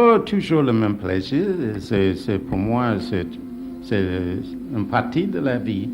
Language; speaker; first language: French; non-native, learner; English